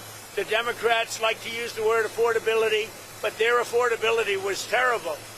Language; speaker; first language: English; native; English